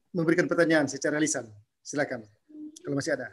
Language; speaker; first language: Indonesian; native; Indonesian